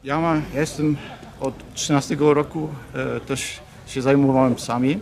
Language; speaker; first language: Polish; early bilingual, heritage; Polish